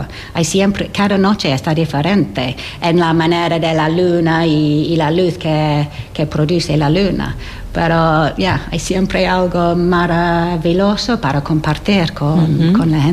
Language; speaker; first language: Spanish; non-native, learner; English